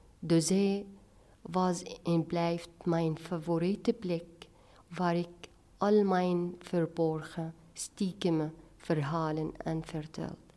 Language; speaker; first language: Dutch; non-native, fluent; Arabic